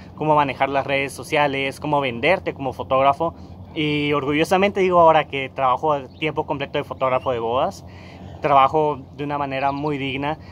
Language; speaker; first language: Spanish; native; Spanish